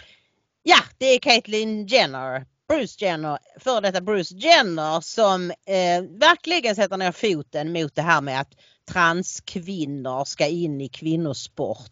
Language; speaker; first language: Swedish; native; Swedish